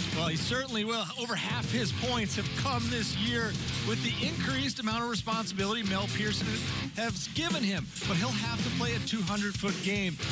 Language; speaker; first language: English; native; English